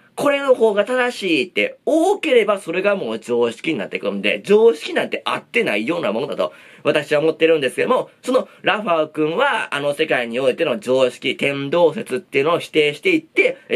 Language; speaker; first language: Japanese; native; Japanese